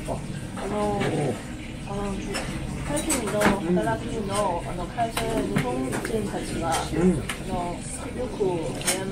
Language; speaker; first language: Japanese; non-native, learner; Chinese